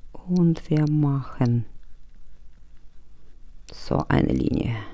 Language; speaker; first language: German; non-native, learner; Russian